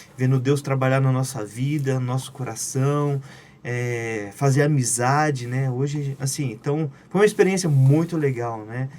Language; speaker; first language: Portuguese; native; Portuguese